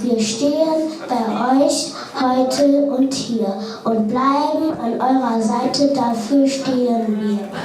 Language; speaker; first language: German; early bilingual, other home language; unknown